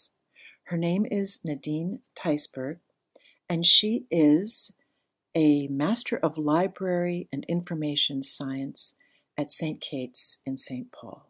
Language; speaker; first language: English; native; English